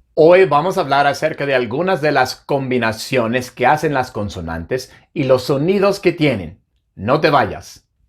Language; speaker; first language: Spanish; non-native, fluent; English